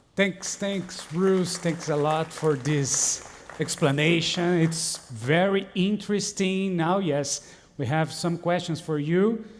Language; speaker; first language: English; non-native, learner; Portuguese